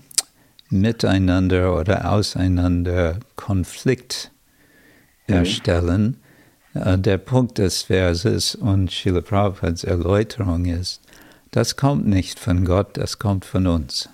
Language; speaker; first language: German; non-native, fluent; English